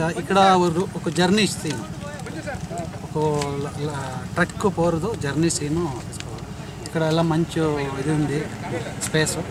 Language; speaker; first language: Telugu; non-native, learner; Kannada